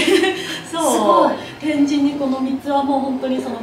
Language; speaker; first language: Japanese; non-native, fluent; Chinese